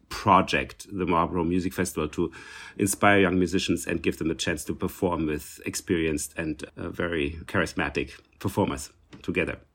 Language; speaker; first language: English; non-native, fluent; German